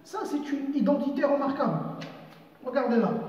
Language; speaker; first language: French; non-native, local second language; Arabic